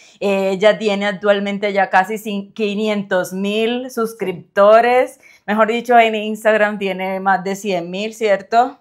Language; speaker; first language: Spanish; native; Spanish